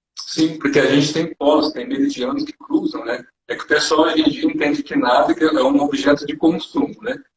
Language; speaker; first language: Portuguese; native; Portuguese